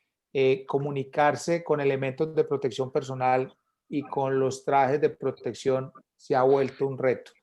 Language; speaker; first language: Spanish; native; Spanish